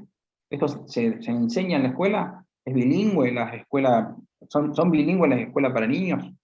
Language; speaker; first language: Spanish; native; Spanish